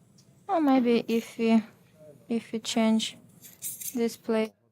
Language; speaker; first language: English; non-native, learner; Ukrainian